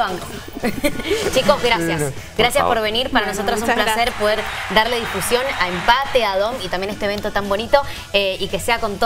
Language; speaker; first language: Spanish; native; Spanish